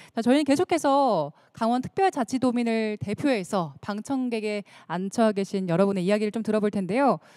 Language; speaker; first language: Korean; native; Korean